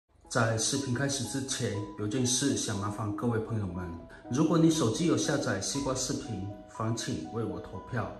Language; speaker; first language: Chinese; non-native, local second language; Min Nan Chinese